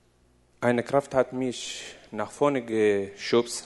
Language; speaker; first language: German; non-native, learner; Russian